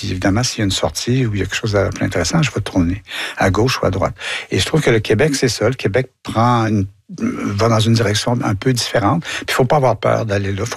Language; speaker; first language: French; native; French